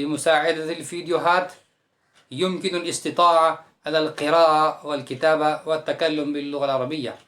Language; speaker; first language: Arabic; non-native, fluent; Urdu